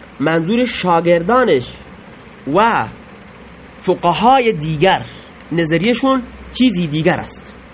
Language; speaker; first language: Persian; native; Persian